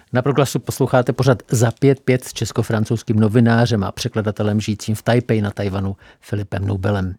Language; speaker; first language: Czech; native; Czech